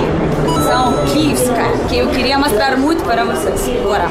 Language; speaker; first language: Portuguese; non-native, learner; Russian